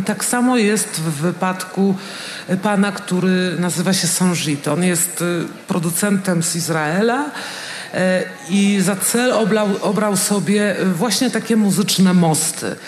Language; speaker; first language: Polish; native; Polish